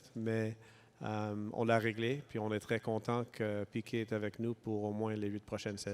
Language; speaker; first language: French; non-native, local second language; English